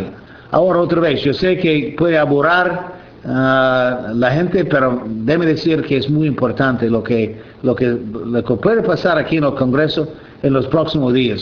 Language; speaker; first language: Spanish; non-native, fluent; English